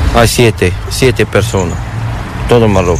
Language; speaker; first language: Spanish; non-native, learner; Arabic